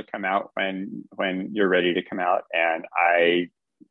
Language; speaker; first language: English; native; English